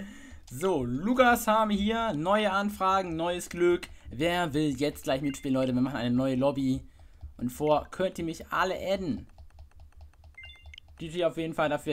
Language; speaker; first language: German; native; German